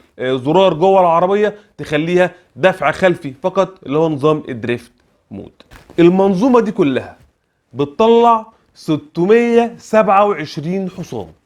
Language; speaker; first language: Arabic; native; Arabic